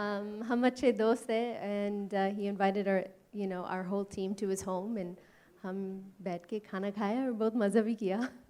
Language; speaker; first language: Hindi; early bilingual, heritage; English